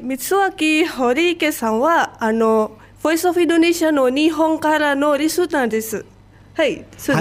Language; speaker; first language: Japanese; non-native, fluent; Indonesian